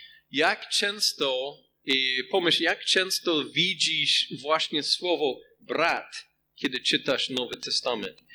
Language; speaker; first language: Polish; non-native, fluent; English